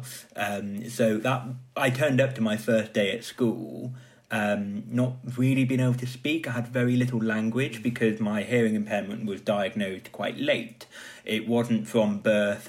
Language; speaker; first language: English; native; English